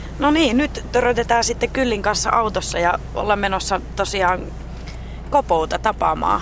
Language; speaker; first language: Finnish; native; Finnish